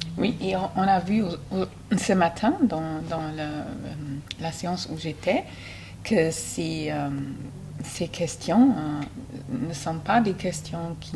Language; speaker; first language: French; non-native, fluent; German